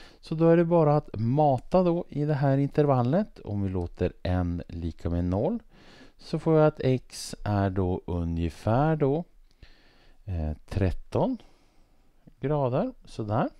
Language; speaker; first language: Swedish; native; Swedish